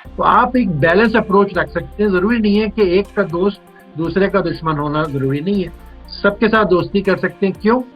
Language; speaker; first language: Urdu; native; Urdu